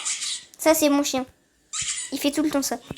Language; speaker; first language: French; native; French